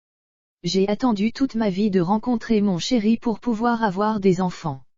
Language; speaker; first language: French; native; French